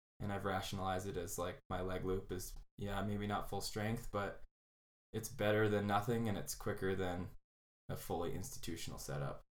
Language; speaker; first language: English; native; English